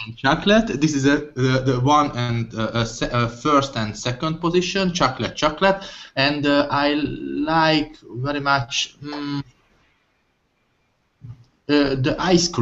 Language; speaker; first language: English; non-native, learner; Hungarian